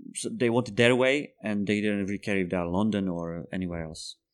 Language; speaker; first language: English; non-native, fluent; Czech